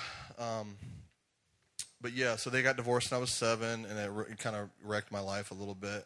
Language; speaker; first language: English; native; English